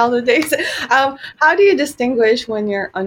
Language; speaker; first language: English; non-native, local second language; Filipino